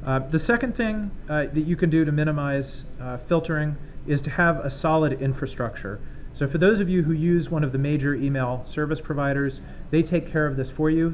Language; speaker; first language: English; native; English